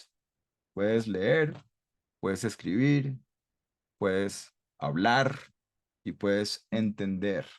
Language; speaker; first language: Spanish; non-native, fluent; English